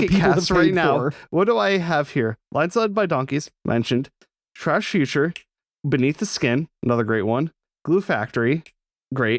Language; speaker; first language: English; native; English